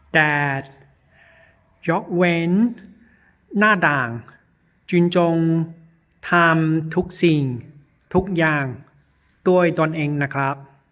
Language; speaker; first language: Thai; non-native, learner; Chinese